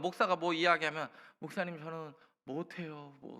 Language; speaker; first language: Korean; native; Korean